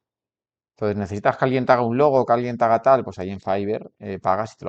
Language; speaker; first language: Spanish; native; Spanish